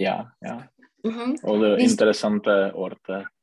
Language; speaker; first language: German; non-native, learner; Czech